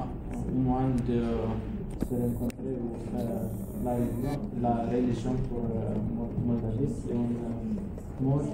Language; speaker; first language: French; non-native, learner; Romanian